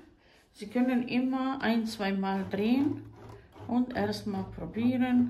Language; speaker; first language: German; non-native, fluent; Croatian